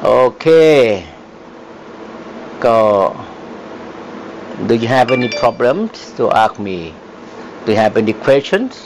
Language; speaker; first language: English; non-native, fluent; Thai